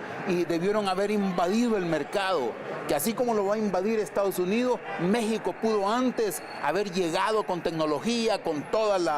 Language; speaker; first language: Spanish; native; Spanish